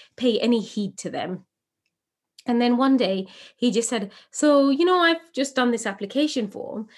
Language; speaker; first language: English; native; English